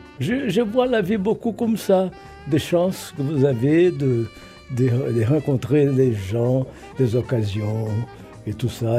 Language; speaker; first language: French; non-native, fluent; Portuguese